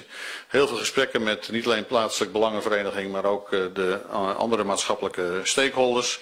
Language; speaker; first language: Dutch; native; Dutch